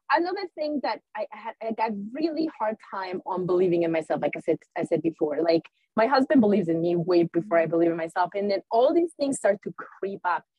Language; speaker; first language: English; early bilingual, other home language; Spanish